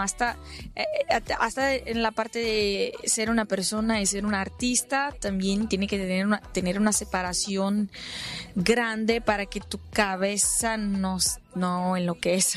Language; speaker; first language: Spanish; non-native, fluent; Portuguese